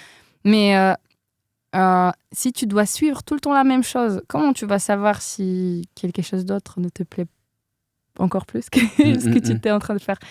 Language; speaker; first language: French; non-native, fluent; Polish